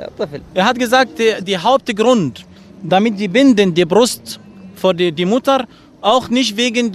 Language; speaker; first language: German; non-native, learner; Arabic